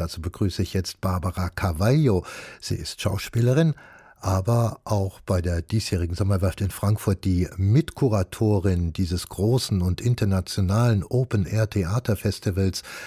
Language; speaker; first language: German; native; German